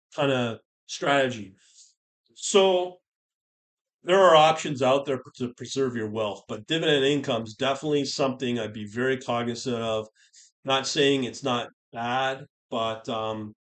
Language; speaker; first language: English; native; English